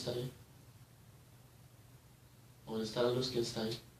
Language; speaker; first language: Spanish; early bilingual, heritage; Spanish